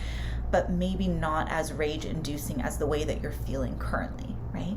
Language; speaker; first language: English; native; English